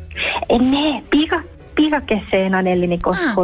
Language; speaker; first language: Greek; early bilingual, heritage; Greek